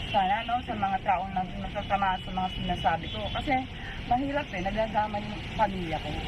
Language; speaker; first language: Filipino; non-native, local second language; Cebuano